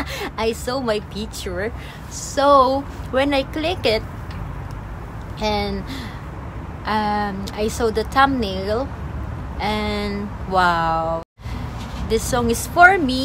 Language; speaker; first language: English; non-native, local second language; Filipino